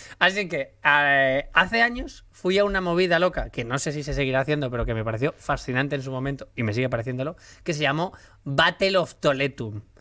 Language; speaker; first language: Spanish; native; Spanish